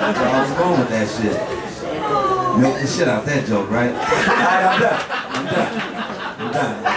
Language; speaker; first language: English; native; English